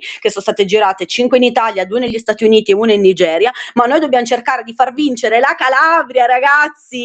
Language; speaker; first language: Italian; native; Italian